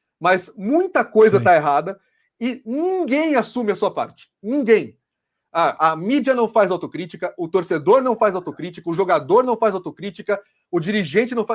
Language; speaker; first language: Portuguese; native; Portuguese